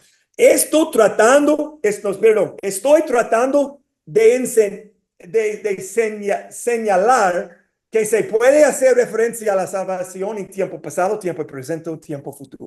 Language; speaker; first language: Spanish; non-native, fluent; English